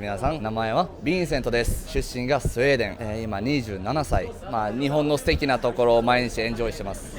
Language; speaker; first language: Japanese; non-native, fluent; Swedish